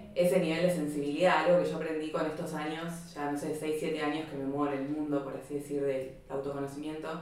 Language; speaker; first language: Spanish; native; Spanish